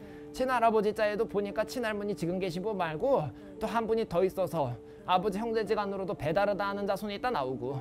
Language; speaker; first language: Korean; native; Korean